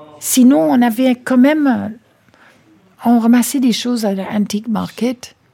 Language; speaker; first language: French; non-native, fluent; English